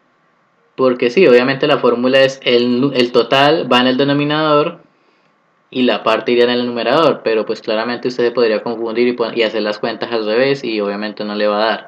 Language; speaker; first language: Spanish; native; Spanish